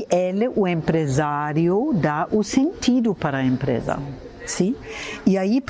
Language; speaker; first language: Portuguese; non-native, fluent; German